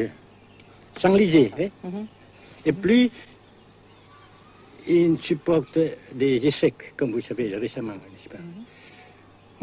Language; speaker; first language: French; non-native, fluent; Vietnamese